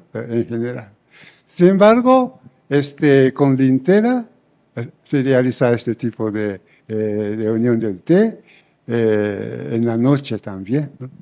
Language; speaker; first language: Spanish; non-native, fluent; Japanese